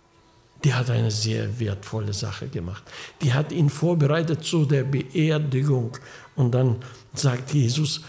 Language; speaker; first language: German; early bilingual, heritage; German